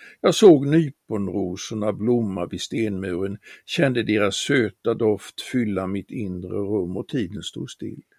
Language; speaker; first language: Swedish; native; Swedish